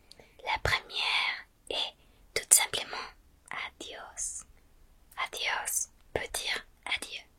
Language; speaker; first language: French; non-native, fluent; Spanish